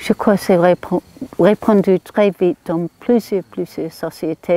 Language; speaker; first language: French; non-native, learner; English